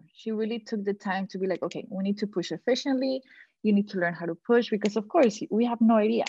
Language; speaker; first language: English; non-native, fluent; Spanish